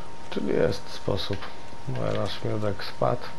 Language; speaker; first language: Polish; native; Polish